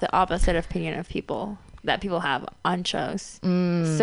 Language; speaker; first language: English; non-native, fluent; Spanish